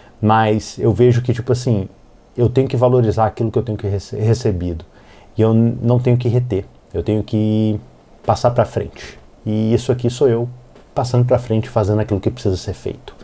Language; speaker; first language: Portuguese; native; Portuguese